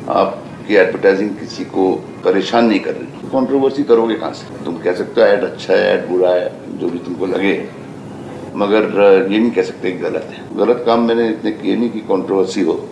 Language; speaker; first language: Hindi; native; Hindi